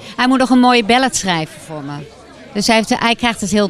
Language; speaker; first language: Dutch; native; Dutch